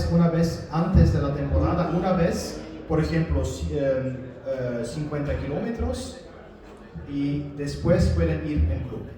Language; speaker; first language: Spanish; non-native, learner; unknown